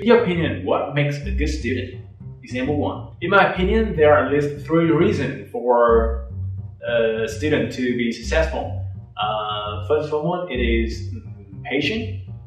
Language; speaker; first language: English; non-native, fluent; Vietnamese